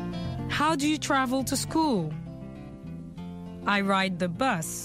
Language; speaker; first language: English; non-native, fluent; French